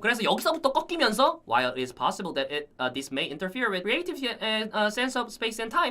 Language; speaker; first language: English; non-native, fluent; Korean